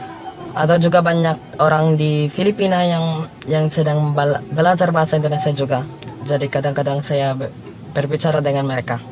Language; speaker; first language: Indonesian; non-native, learner; Filipino